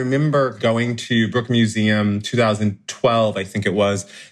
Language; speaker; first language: English; native; English